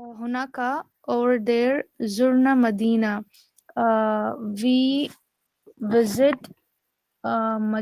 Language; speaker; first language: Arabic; non-native, learner; Urdu